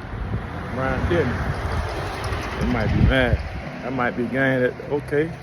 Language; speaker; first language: English; native; English